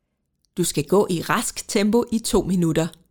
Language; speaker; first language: Danish; native; Danish